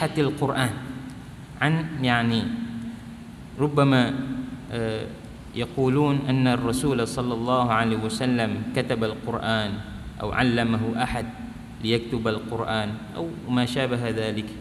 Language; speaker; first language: Arabic; non-native, fluent; Malay